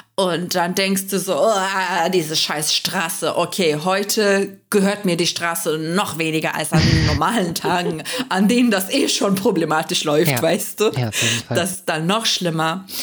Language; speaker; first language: German; non-native, fluent; Turkish